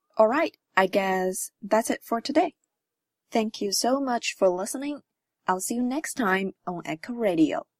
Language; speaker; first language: English; non-native, fluent; Chinese